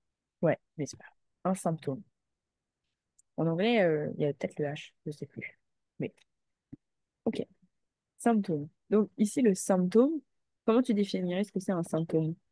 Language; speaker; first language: French; native; French